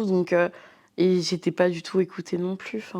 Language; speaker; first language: French; native; French